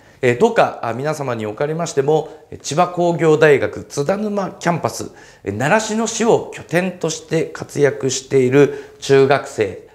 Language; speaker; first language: Japanese; native; Japanese